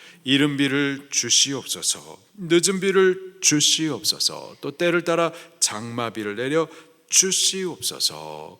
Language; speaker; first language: Korean; native; Korean